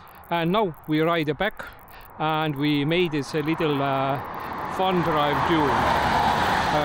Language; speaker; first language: English; non-native, learner; Estonian